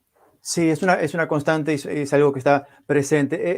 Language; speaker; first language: Spanish; native; Spanish